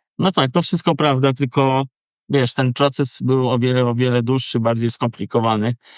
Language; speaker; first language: Polish; native; Polish